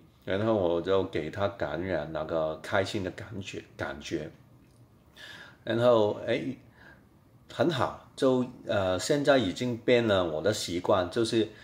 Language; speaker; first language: Chinese; non-native, fluent; Cantonese